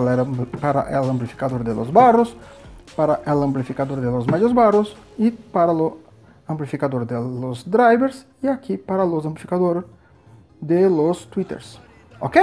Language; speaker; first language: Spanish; non-native, learner; Portuguese